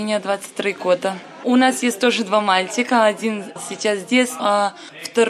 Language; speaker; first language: Russian; non-native, learner; Serbian